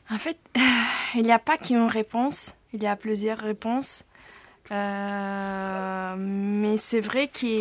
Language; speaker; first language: French; non-native, fluent; Italian